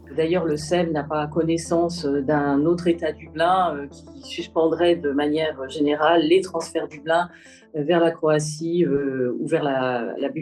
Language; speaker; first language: French; native; French